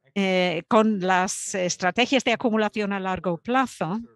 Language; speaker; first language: Spanish; non-native, fluent; Dutch